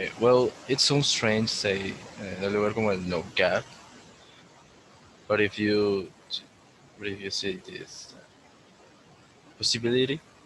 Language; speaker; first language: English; non-native, learner; Spanish